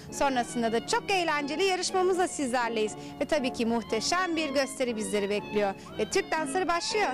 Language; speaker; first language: Turkish; native; Turkish